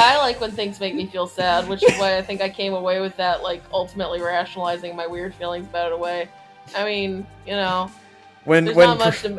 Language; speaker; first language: English; native; English